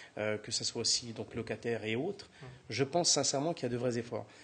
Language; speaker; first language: French; native; French